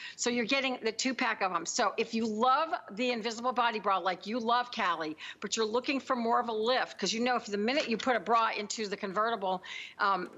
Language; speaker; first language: English; native; English